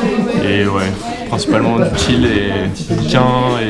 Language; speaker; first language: French; native; French